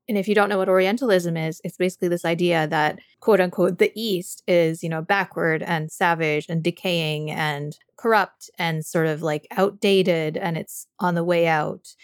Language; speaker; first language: English; native; English